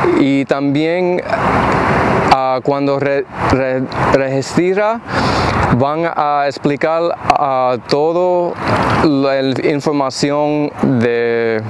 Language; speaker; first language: Spanish; early bilingual, heritage; English